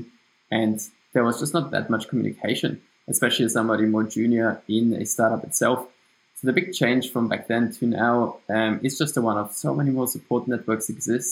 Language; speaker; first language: English; non-native, fluent; German